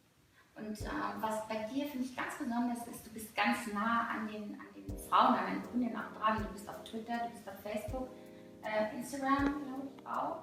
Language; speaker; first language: German; native; German